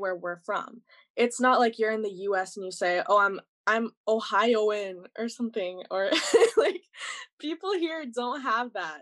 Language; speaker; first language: English; native; English